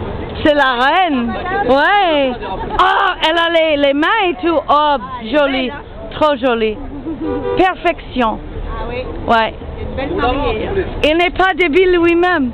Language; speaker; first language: French; non-native, learner; English